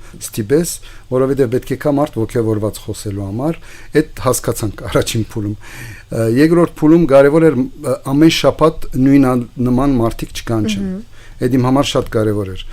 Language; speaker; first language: Armenian; early bilingual, heritage; Armenian